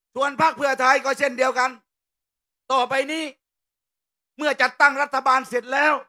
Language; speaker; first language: Thai; native; Thai